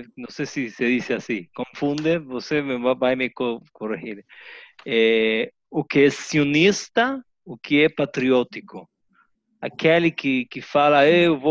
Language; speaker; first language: Portuguese; non-native, fluent; Spanish